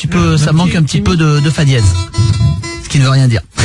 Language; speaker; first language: French; native; French